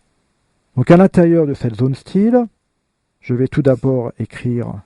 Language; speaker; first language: French; native; French